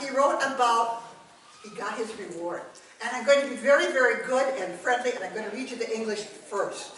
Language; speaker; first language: English; native; English